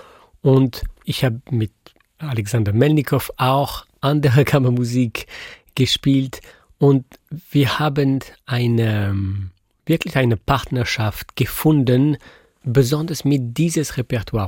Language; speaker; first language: German; non-native, fluent; French